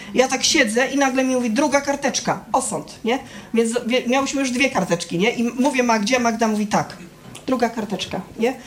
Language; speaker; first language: Polish; native; Polish